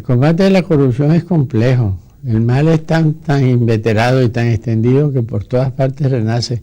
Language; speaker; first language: Spanish; native; Spanish